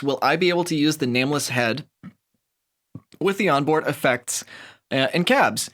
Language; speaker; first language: English; native; English